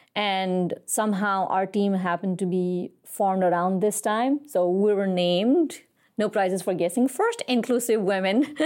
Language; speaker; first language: English; non-native, local second language; Nepali